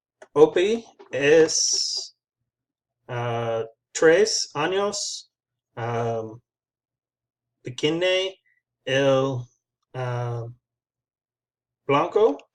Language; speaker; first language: Spanish; non-native, learner; English